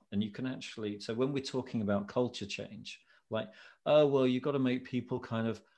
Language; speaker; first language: English; native; English